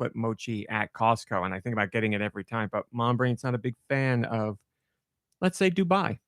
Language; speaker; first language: English; native; English